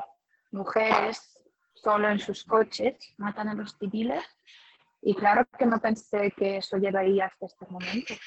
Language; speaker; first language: Spanish; non-native, fluent; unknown